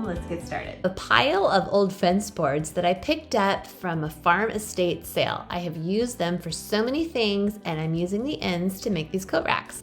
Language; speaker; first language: English; native; English